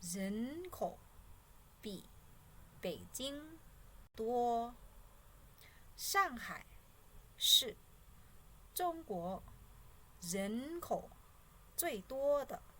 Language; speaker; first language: Chinese; non-native, fluent; Indonesian